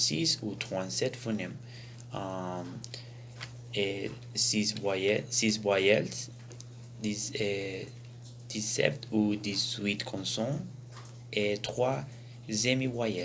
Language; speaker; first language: French; non-native, learner; Spanish